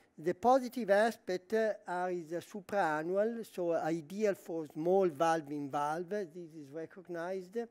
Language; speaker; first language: English; non-native, fluent; Italian